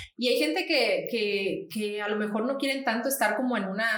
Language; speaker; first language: Spanish; native; Spanish